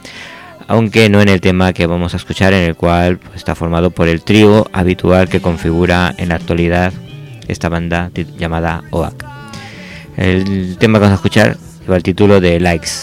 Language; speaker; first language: Spanish; native; Spanish